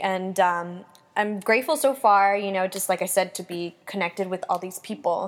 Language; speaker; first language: English; early bilingual, other home language; Spanish